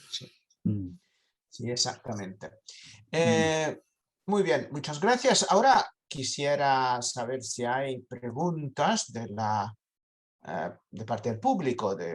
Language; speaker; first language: Spanish; non-native, fluent; Italian